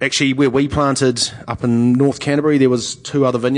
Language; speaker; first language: English; native; English